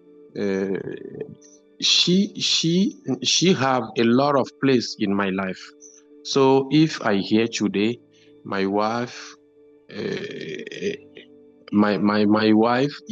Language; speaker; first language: English; non-native, learner; French